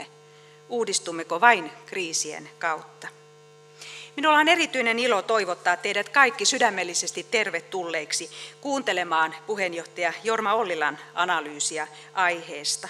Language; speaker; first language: Finnish; native; Finnish